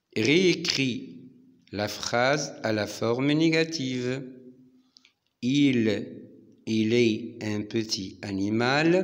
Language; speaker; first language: French; non-native, local second language; Arabic